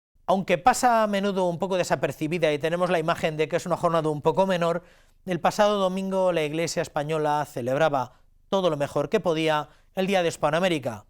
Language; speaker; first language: Spanish; native; Spanish